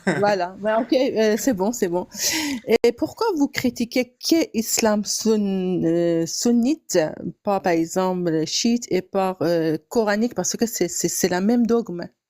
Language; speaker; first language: French; non-native, fluent; Persian